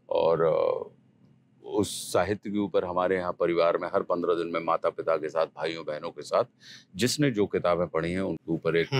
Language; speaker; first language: Hindi; native; Hindi